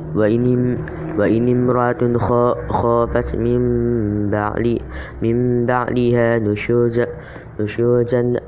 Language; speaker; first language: Arabic; non-native, learner; Indonesian